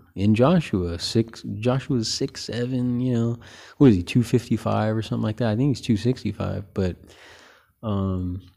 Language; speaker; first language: English; early bilingual, other home language; Filipino